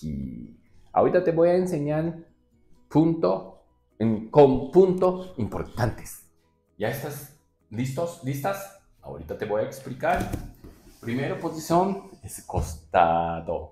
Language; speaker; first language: Spanish; non-native, learner; Japanese